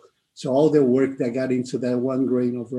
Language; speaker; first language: English; non-native, fluent; Portuguese